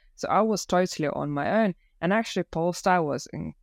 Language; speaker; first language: English; non-native, fluent; Russian